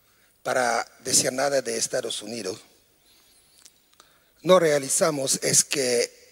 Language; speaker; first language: Spanish; non-native, fluent; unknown